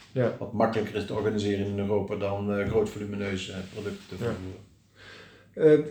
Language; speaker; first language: Dutch; native; Dutch